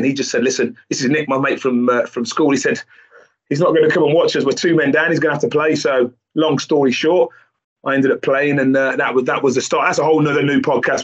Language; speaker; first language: English; native; English